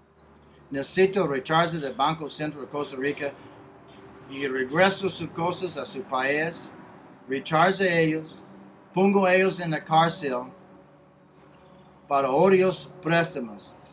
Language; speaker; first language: Spanish; non-native, learner; English